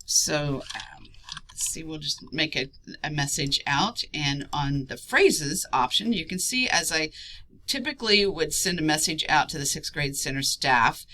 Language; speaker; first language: English; native; English